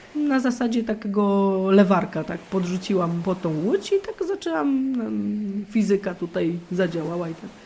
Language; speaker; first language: Polish; native; Polish